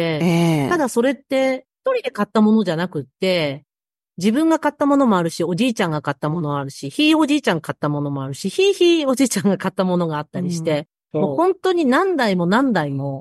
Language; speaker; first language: Japanese; native; Japanese